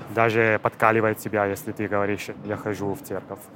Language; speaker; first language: Russian; non-native, fluent; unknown